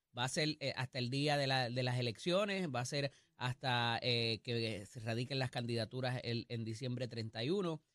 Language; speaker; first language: Spanish; native; Spanish